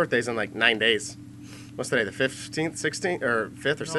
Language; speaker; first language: English; native; English